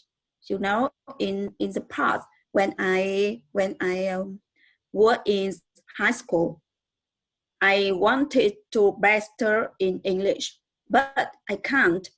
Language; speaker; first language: English; non-native, learner; Vietnamese